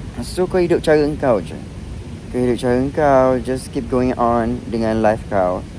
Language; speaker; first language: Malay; native; Malay